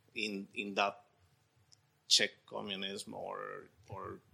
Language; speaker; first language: English; non-native, fluent; Spanish